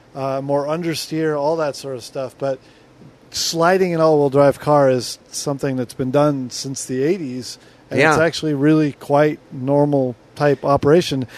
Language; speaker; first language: English; native; English